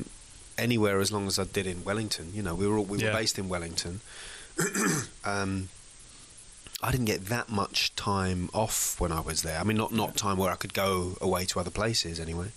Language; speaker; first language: English; native; English